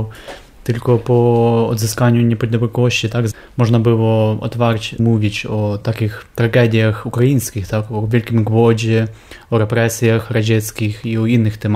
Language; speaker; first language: Polish; non-native, fluent; Ukrainian